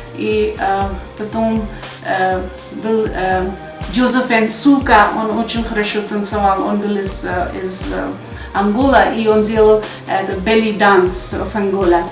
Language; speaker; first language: Russian; non-native, fluent; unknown